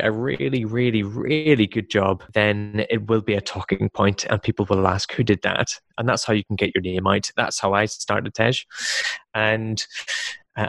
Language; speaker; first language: English; native; English